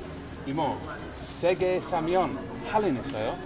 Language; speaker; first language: Korean; non-native, learner; English